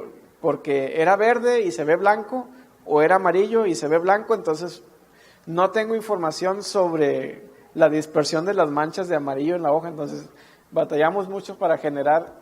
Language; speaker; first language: Spanish; native; Spanish